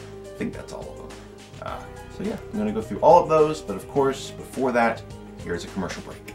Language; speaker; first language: English; native; English